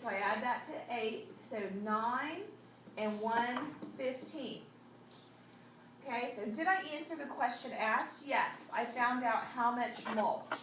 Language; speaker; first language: English; native; English